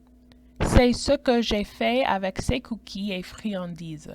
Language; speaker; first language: French; non-native, fluent; English